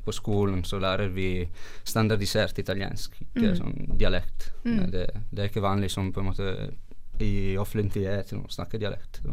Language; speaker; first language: Norwegian; non-native, fluent; Italian